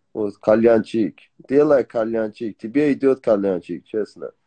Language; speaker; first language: Russian; non-native, learner; Persian